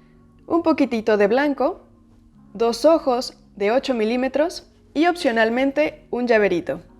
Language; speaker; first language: Spanish; native; Spanish